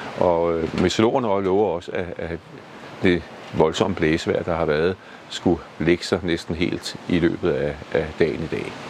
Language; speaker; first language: Danish; native; Danish